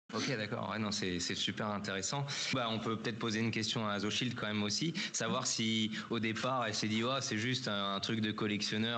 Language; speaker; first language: French; native; French